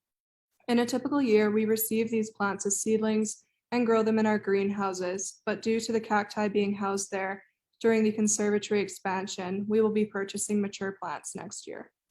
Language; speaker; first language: English; native; English